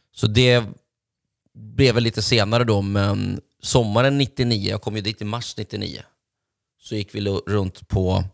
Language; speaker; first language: Swedish; native; Swedish